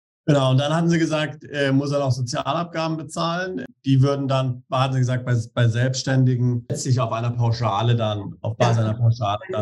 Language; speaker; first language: German; native; German